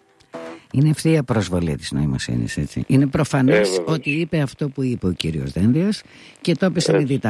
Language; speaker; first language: Greek; native; Greek